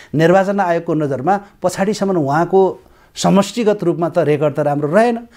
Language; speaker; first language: Nepali; native; Nepali